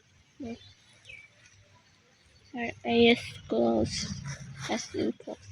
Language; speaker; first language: English; non-native, learner; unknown